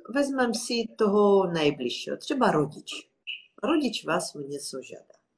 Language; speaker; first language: Czech; non-native, fluent; Russian